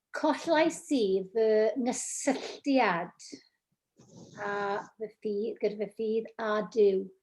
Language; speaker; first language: Welsh; non-native, local second language; English